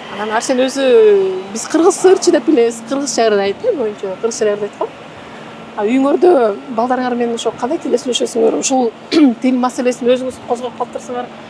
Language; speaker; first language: Kyrgyz; native; Kyrgyz